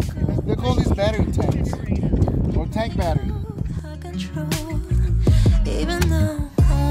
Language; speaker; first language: English; native; English